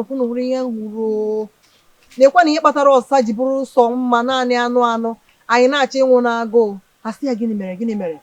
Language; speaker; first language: Igbo; native; Igbo